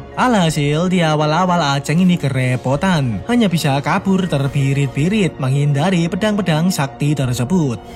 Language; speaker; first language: Indonesian; native; Indonesian